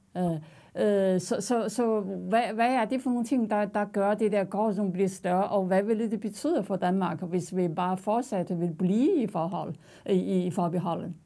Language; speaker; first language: Danish; non-native, fluent; Chinese